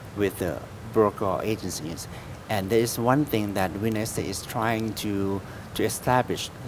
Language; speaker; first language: English; non-native, fluent; Thai